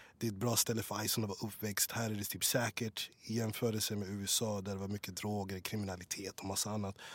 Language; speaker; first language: Swedish; early bilingual, other home language; English